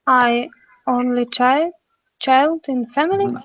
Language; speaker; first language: English; non-native, learner; Russian